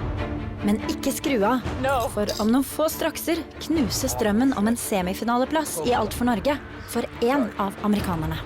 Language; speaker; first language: Norwegian; native; Norwegian